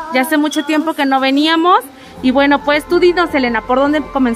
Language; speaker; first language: Spanish; native; Spanish